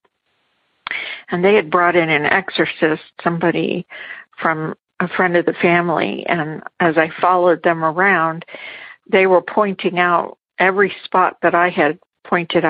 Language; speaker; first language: English; native; English